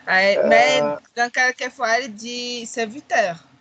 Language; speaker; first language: French; non-native, learner; Portuguese